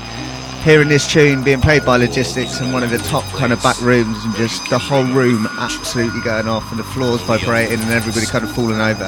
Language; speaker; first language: English; native; English